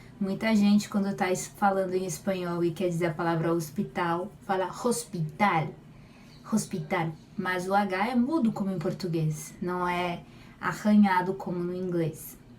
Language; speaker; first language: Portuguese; native; Portuguese